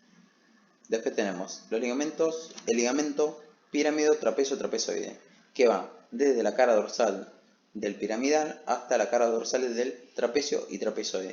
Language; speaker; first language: Spanish; native; Spanish